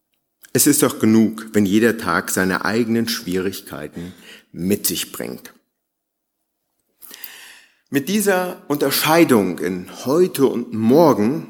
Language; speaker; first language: German; native; German